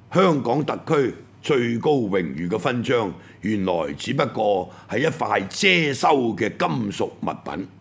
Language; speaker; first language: Cantonese; native; Cantonese